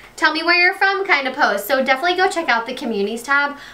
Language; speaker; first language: English; native; English